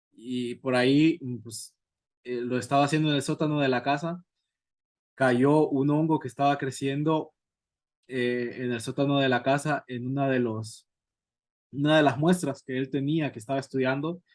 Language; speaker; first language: Spanish; native; Spanish